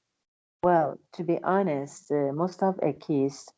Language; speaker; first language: English; non-native, learner; Persian